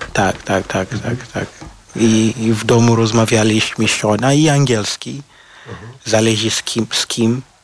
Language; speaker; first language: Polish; non-native, fluent; Shona